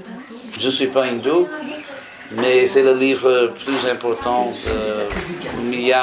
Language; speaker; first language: French; non-native, fluent; English